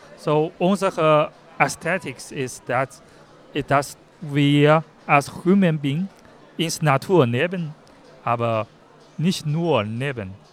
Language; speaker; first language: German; non-native, learner; Chinese